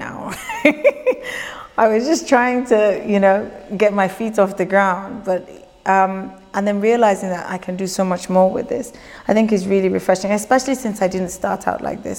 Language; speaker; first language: English; non-native, local second language; Yoruba